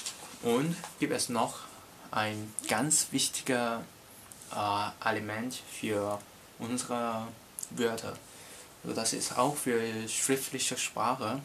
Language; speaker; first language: German; non-native, learner; Cantonese